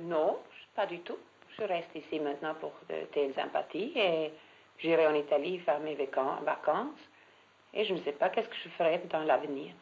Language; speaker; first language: French; non-native, fluent; Swedish